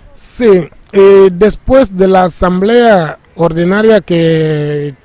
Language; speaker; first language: Spanish; non-native, fluent; Wolof